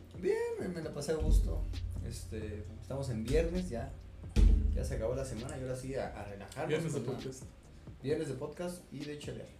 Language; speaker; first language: Spanish; native; Spanish